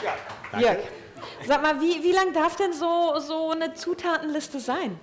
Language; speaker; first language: German; native; German